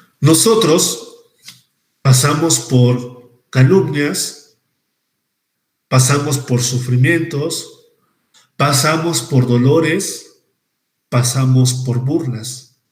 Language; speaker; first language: Spanish; native; Spanish